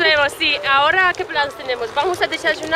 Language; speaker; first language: Spanish; non-native, fluent; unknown